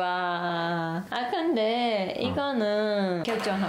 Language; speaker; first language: Korean; non-native, learner; Japanese